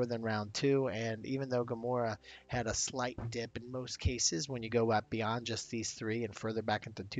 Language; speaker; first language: English; native; English